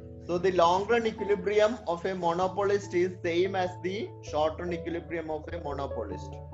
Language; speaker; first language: English; non-native, local second language; Malayalam